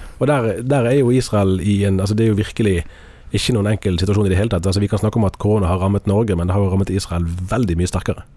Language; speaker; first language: Norwegian; native; Norwegian